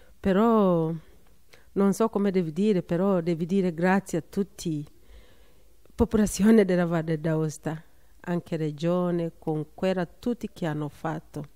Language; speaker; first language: Italian; non-native, learner; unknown